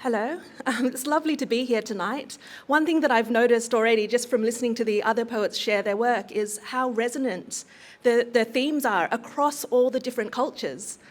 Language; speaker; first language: English; early bilingual, other home language; Thai